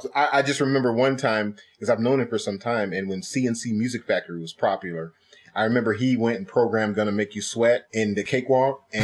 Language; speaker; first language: English; native; English